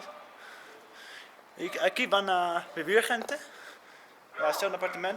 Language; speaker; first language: Spanish; non-native, learner; English